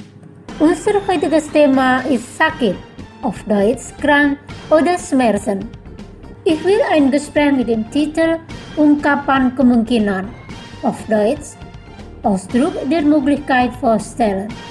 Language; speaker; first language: German; non-native, fluent; Indonesian